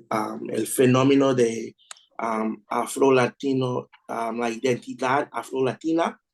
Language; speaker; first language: Spanish; non-native, learner; English